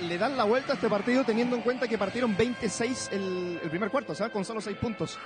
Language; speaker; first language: Spanish; native; Spanish